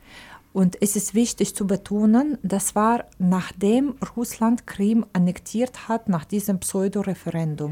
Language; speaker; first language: German; non-native, fluent; Ukrainian